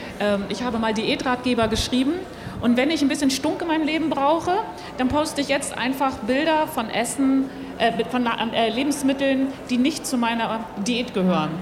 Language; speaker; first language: German; native; German